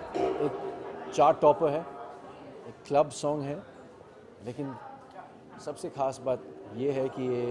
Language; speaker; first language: Hindi; native; Hindi